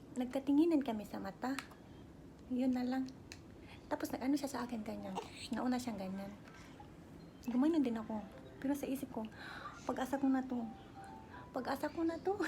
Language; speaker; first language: Filipino; non-native, local second language; Cebuano